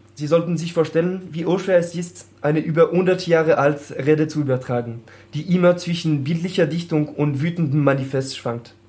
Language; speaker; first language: German; non-native, fluent; French